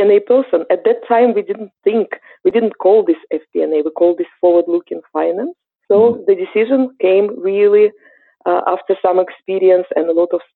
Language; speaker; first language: English; non-native, fluent; Ukrainian